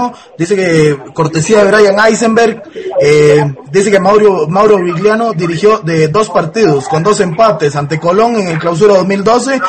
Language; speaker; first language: Spanish; native; Spanish